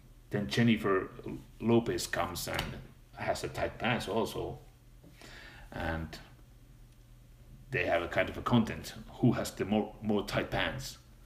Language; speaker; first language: English; non-native, fluent; Finnish